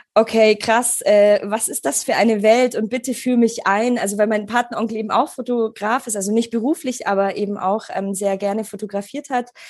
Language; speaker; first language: German; early bilingual, other home language; Polish